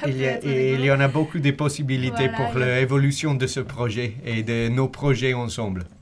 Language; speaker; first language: French; non-native, learner; English